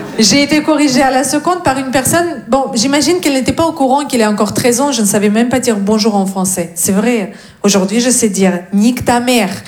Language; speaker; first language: French; non-native, fluent; Russian